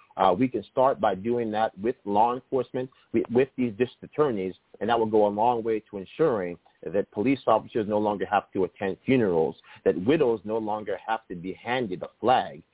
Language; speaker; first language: English; native; English